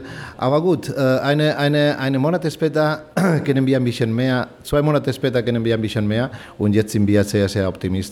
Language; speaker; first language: German; non-native, fluent; Spanish